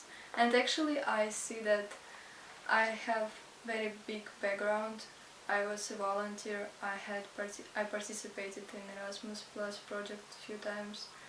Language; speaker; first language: English; non-native, learner; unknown